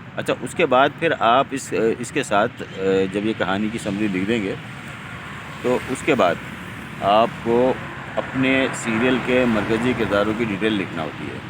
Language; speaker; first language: Urdu; non-native, local second language; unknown